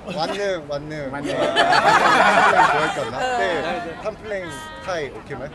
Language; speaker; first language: Thai; non-native, learner; Korean